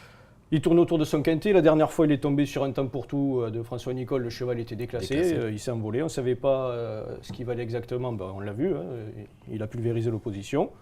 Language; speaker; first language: French; native; French